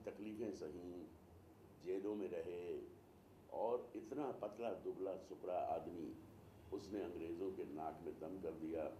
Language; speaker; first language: Hindi; native; Hindi